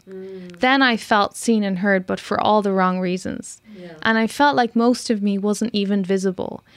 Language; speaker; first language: English; native; English